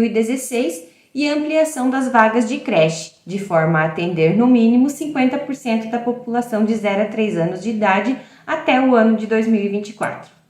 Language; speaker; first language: Portuguese; native; Portuguese